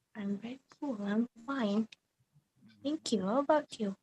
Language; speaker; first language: English; non-native, learner; Indonesian